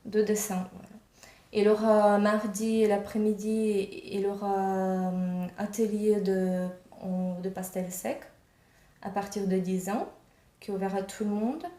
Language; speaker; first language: French; non-native, fluent; Ukrainian